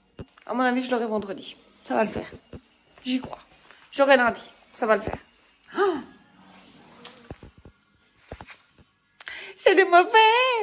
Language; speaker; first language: French; native; French